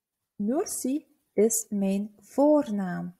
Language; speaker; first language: Dutch; non-native, fluent; Turkish